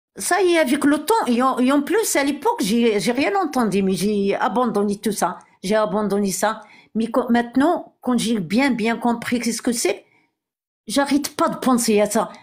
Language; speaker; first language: French; non-native, local second language; Arabic